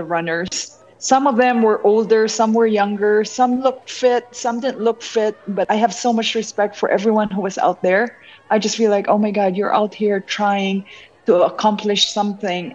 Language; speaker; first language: English; non-native, local second language; Hiligaynon